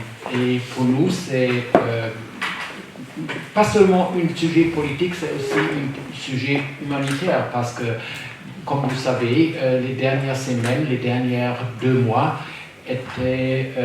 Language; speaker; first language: French; non-native, fluent; German